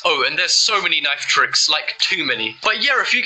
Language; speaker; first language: English; native; English